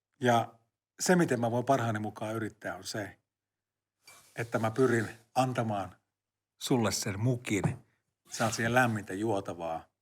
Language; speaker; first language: Finnish; native; Finnish